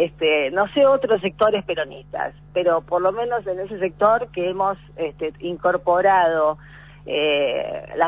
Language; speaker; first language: Spanish; native; Spanish